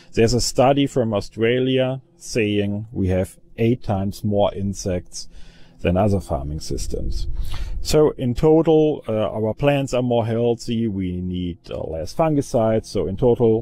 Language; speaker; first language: English; non-native, fluent; German